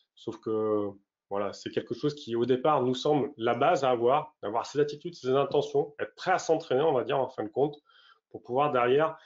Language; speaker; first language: French; native; French